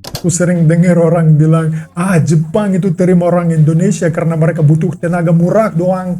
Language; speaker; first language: Indonesian; non-native, fluent; Russian